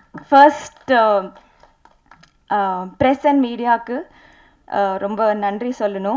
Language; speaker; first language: Tamil; non-native, learner; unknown